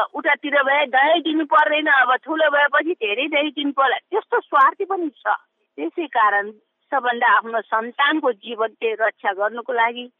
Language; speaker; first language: Nepali; non-native, local second language; Newari